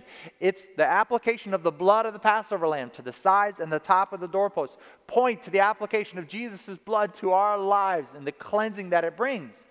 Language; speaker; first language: English; native; English